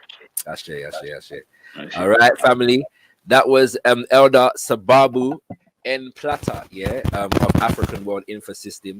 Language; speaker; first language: English; native; English